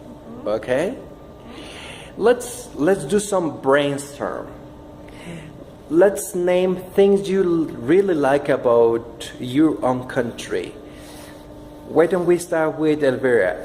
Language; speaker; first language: English; non-native, fluent; Spanish